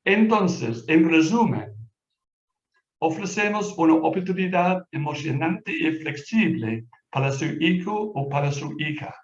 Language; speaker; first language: Spanish; non-native, fluent; English